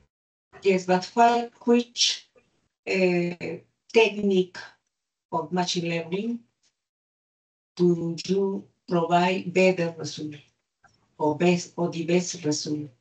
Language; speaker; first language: English; non-native, learner; Spanish